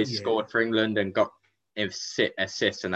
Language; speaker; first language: English; native; English